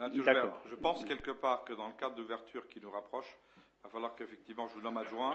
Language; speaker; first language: French; native; French